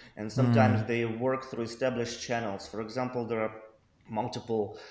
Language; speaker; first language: English; non-native, fluent; Russian